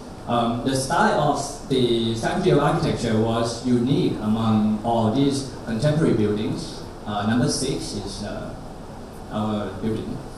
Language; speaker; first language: English; non-native, fluent; Thai